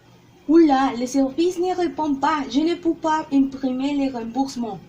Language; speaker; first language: French; non-native, learner; Spanish